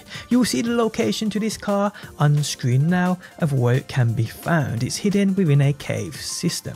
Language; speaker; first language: English; native; English